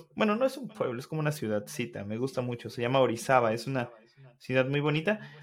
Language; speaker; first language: Spanish; native; Spanish